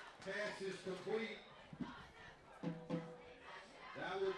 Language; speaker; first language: English; native; English